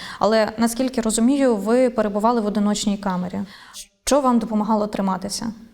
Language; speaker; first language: Ukrainian; native; Ukrainian